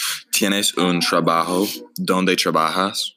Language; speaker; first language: Spanish; non-native, learner; English